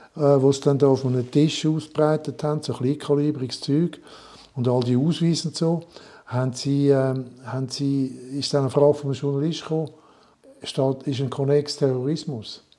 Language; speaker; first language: German; non-native, local second language; French